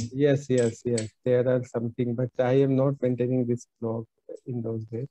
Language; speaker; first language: English; non-native, local second language; Bhojpuri